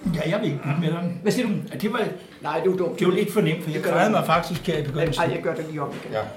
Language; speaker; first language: Danish; native; Danish